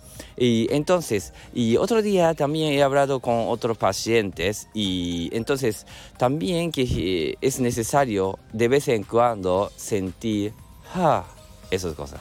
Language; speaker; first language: Spanish; non-native, learner; Japanese